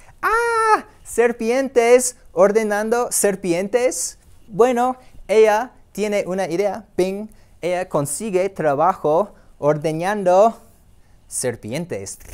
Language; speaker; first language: Spanish; non-native, fluent; English